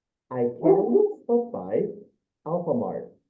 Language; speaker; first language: English; non-native, fluent; Indonesian